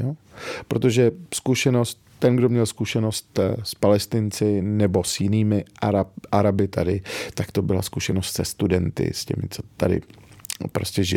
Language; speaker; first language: Czech; early bilingual, other home language; Arabic